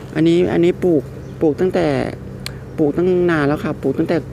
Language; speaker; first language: Thai; non-native, local second language; Northeastern Thai